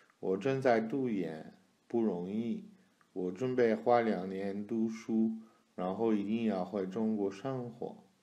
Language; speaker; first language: Chinese; non-native, fluent; French